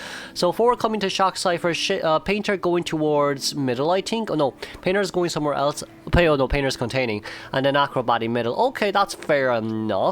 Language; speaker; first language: English; non-native, fluent; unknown